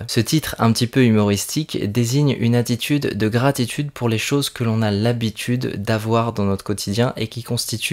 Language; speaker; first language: French; native; French